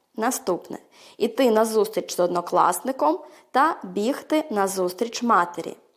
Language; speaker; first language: Ukrainian; early bilingual, heritage; Ukrainian